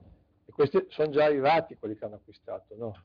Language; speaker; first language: Italian; native; Italian